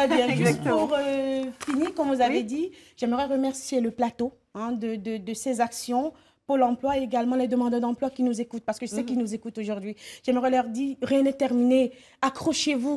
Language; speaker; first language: French; native; French